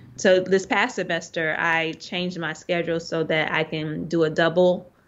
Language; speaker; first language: English; native; English